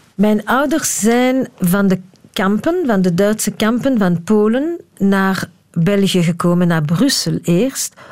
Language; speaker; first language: Dutch; native; Dutch